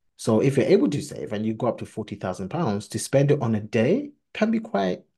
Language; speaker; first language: English; early bilingual, other home language; Akan